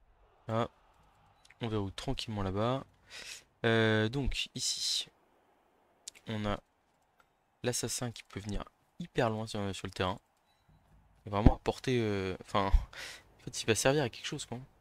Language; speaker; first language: French; native; French